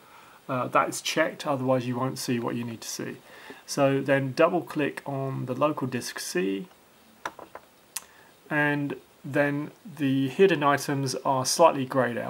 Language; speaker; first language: English; native; English